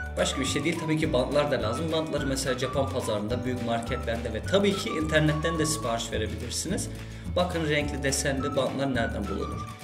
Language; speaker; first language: Turkish; early bilingual, heritage; Turkish